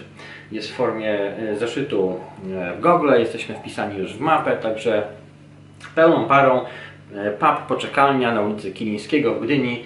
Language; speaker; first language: Polish; native; Polish